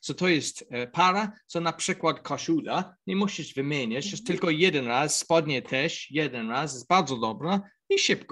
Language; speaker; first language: Polish; non-native, learner; English